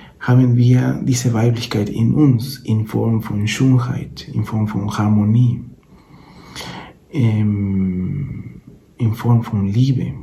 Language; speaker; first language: German; non-native, fluent; Spanish